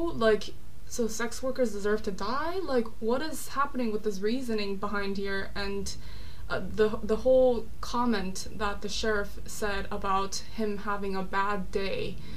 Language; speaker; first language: English; non-native, fluent; Korean